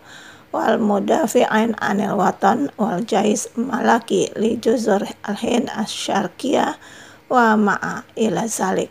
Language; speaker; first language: Arabic; non-native, fluent; Indonesian